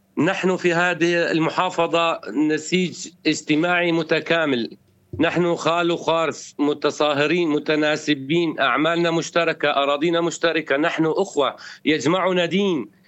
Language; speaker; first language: Arabic; non-native, local second language; Kurdish